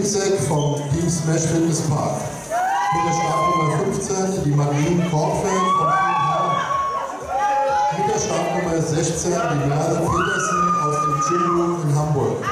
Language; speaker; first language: German; native; German